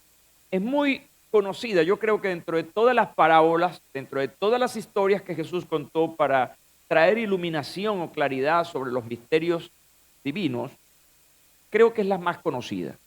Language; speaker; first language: Spanish; native; Spanish